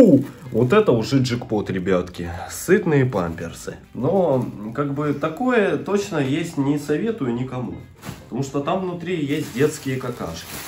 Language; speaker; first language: Russian; native; Russian